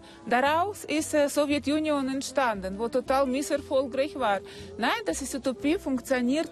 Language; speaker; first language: German; non-native, fluent; Russian